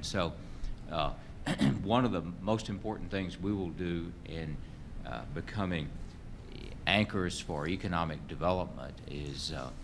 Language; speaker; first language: English; native; English